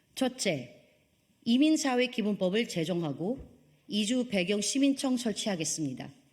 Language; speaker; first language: Korean; non-native, fluent; Filipino